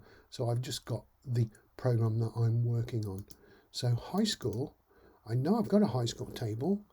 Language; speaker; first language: English; native; English